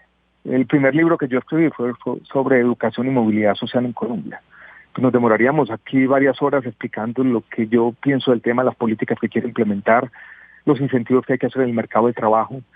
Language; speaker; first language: Spanish; native; Spanish